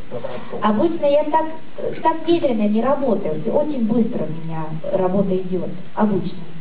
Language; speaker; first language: Russian; non-native, fluent; Japanese